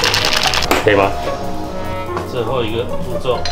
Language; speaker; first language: Chinese; early bilingual, heritage; Chinese